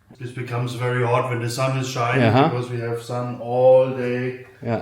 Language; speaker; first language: English; non-native, fluent; German